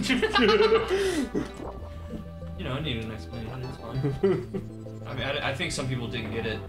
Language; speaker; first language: English; native; English